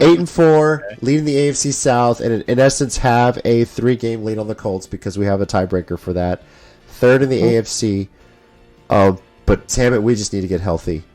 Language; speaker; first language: English; native; English